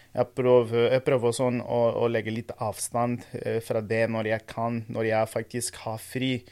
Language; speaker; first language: Norwegian; non-native, fluent; Portuguese